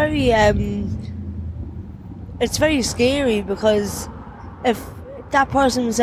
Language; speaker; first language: English; native; English